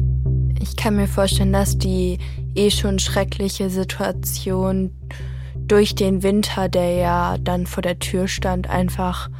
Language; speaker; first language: German; native; German